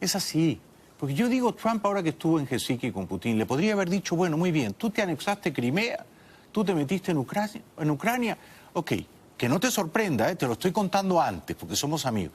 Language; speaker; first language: Spanish; native; Spanish